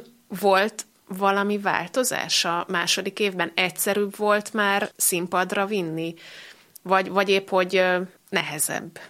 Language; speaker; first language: Hungarian; native; Hungarian